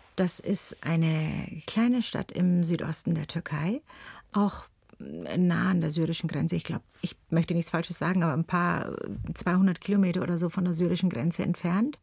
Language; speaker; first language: German; early bilingual, other home language; Turkish